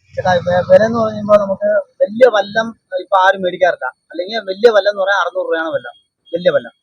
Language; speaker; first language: Malayalam; non-native, local second language; Tamil